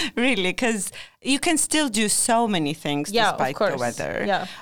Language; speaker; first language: English; non-native, fluent; Georgian